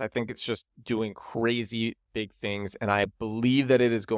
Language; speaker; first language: English; native; English